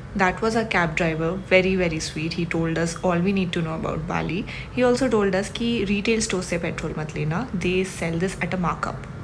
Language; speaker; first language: English; non-native, local second language; Hindi